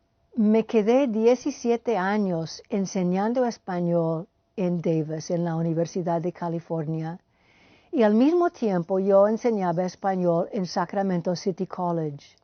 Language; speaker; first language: Spanish; non-native, fluent; English